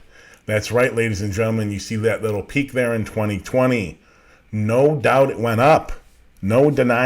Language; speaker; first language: English; native; English